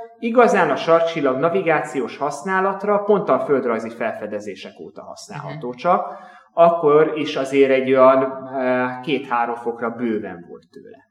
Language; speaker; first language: Hungarian; native; Hungarian